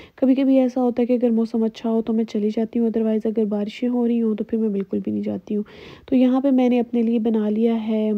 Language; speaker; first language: Urdu; native; Urdu